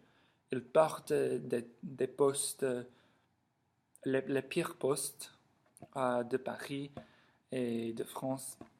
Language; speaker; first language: French; non-native, learner; English